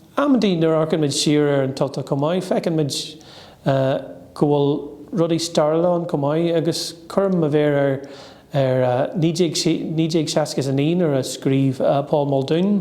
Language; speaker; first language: Irish; native; Irish